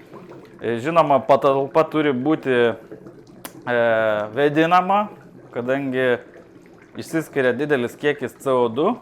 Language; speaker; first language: Lithuanian; native; Lithuanian